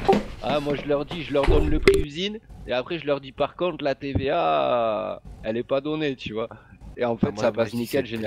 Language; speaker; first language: French; native; French